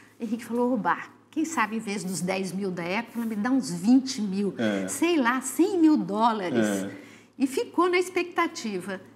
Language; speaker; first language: Portuguese; native; Portuguese